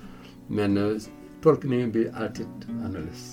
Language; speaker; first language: Norwegian; non-native, fluent; Fula